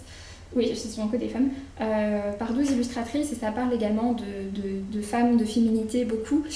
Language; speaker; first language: French; native; French